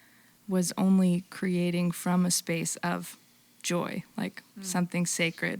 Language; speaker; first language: English; native; English